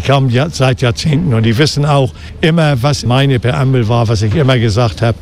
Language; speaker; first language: German; native; German